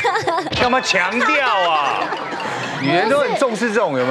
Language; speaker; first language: Chinese; native; Chinese